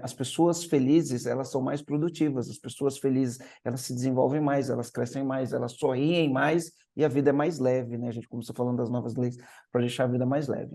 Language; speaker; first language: Portuguese; native; Portuguese